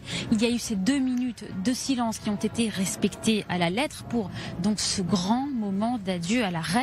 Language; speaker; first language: French; native; French